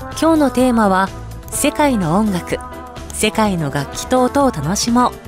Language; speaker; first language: Japanese; native; Japanese